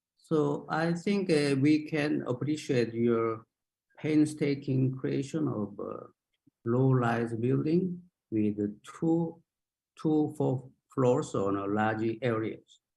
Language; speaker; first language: English; non-native, learner; Japanese